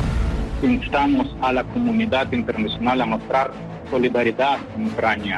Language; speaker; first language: Spanish; non-native, fluent; Ukrainian